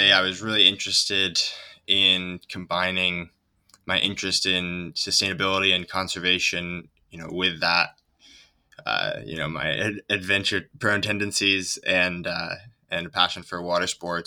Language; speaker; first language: English; native; English